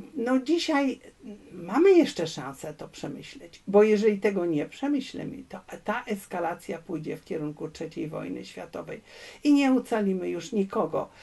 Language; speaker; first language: Polish; native; Polish